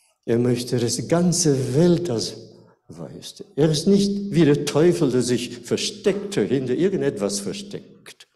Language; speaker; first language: German; non-native, fluent; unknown